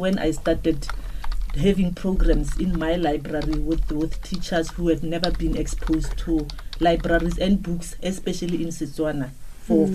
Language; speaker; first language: English; non-native, local second language; Tswana